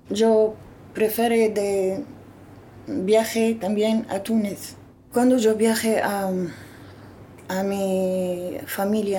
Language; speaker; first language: Spanish; non-native, learner; Arabic